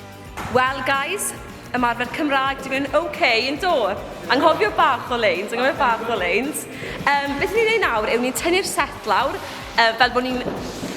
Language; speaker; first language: Welsh; native; Welsh